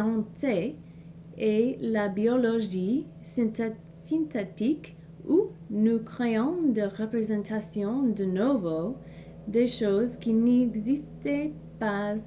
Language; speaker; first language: French; non-native, learner; English